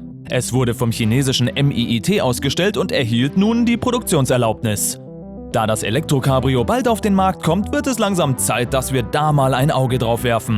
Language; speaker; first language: German; native; German